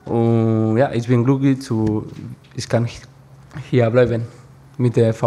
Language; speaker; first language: German; non-native, learner; Spanish